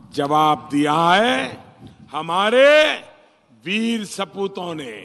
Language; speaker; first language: Hindi; non-native, local second language; Gujarati